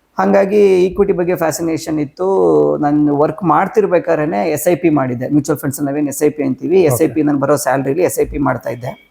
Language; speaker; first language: Kannada; native; Kannada